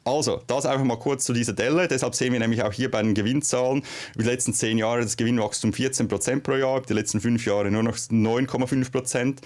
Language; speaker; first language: German; native; German